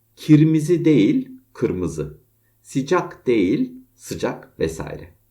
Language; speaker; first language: Turkish; native; Turkish